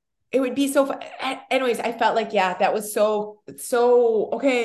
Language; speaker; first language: English; early bilingual, other home language; French